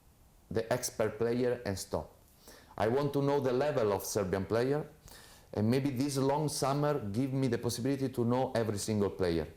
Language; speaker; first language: English; non-native, fluent; Italian